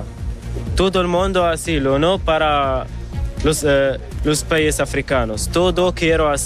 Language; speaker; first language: Spanish; non-native, learner; Arabic